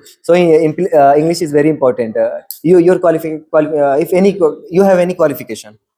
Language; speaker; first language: English; non-native, learner; Hindi